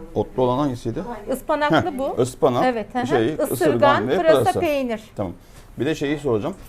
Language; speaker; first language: Turkish; native; Turkish